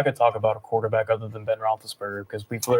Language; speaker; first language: English; native; English